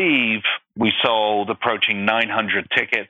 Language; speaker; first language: English; native; English